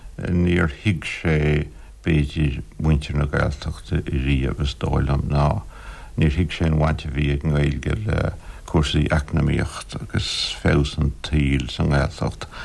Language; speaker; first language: Irish; non-native, local second language; English